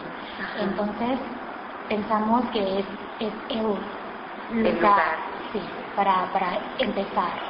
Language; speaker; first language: Spanish; non-native, learner; Thai